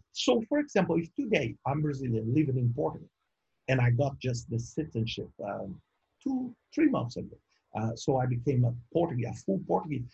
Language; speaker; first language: English; non-native, fluent; Portuguese